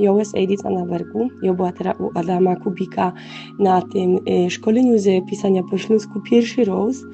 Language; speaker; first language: Polish; non-native, local second language; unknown